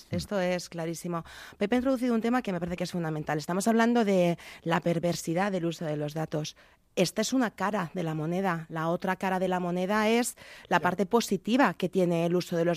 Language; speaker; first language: Spanish; native; Spanish